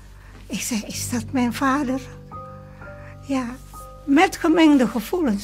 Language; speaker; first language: Dutch; early bilingual, other home language; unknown